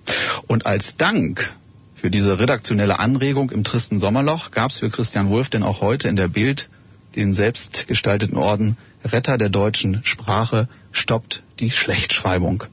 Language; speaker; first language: German; native; German